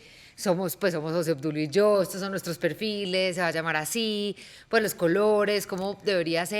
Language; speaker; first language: Spanish; native; Spanish